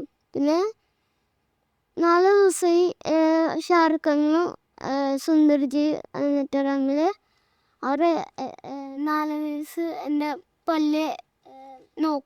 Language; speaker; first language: Malayalam; early bilingual, heritage; Malayalam